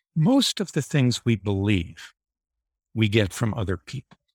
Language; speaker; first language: English; native; English